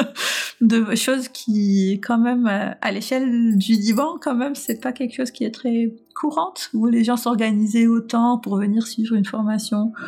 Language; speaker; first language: French; non-native, local second language; Arabic